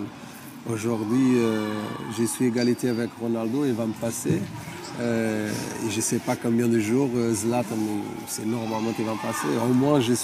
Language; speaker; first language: French; non-native, fluent; Portuguese